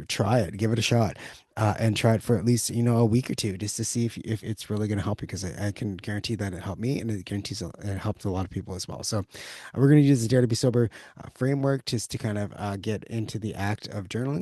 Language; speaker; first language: English; native; English